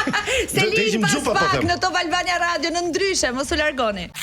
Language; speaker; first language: Albanian; native; Albanian